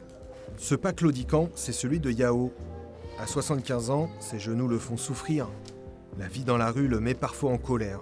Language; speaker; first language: French; native; French